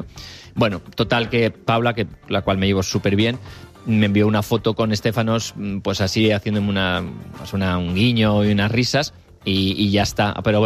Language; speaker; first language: Spanish; native; Spanish